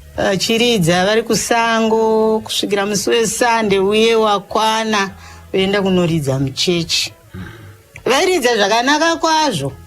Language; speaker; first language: Shona; native; Shona